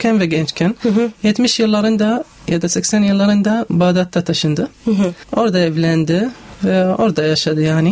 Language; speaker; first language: Turkish; non-native, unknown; Arabic